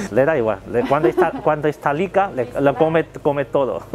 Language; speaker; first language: Spanish; non-native, learner; Chinese